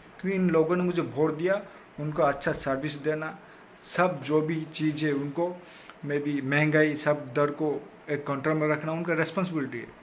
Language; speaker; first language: Hindi; non-native, local second language; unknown